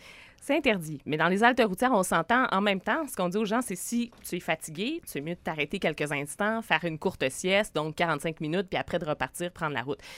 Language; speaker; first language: French; native; French